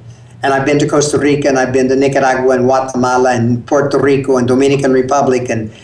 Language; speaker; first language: English; native; English